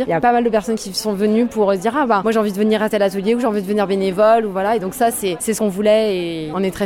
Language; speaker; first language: French; native; French